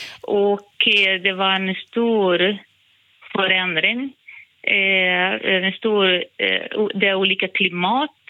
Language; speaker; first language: Swedish; non-native, fluent; Portuguese